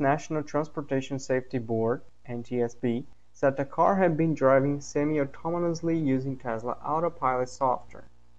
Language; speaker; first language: English; non-native, fluent; Portuguese